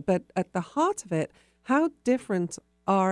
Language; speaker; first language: English; native; English